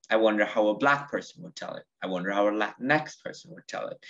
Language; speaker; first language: English; early bilingual, other home language; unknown